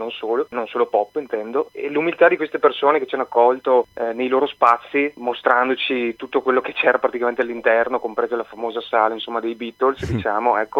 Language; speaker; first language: Italian; native; Italian